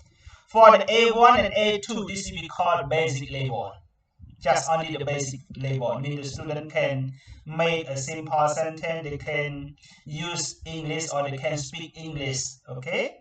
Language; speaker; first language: English; non-native, learner; Khmer